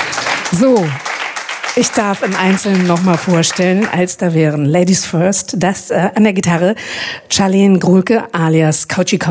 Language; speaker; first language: German; native; German